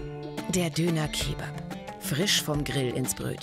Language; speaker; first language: German; native; German